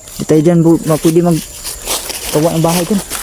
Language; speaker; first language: Filipino; non-native, local second language; Cebuano